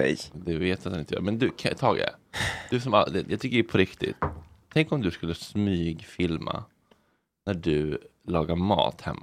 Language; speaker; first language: Swedish; native; Swedish